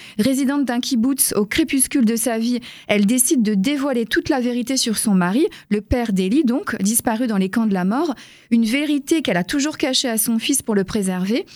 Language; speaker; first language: French; native; French